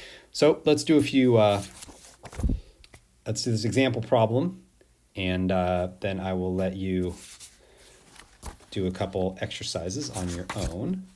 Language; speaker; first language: English; native; English